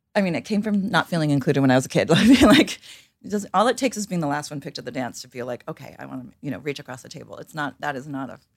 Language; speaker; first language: English; native; English